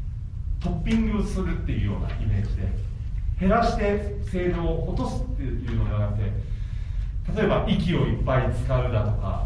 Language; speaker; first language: Japanese; native; Japanese